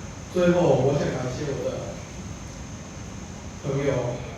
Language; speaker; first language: Chinese; non-native, learner; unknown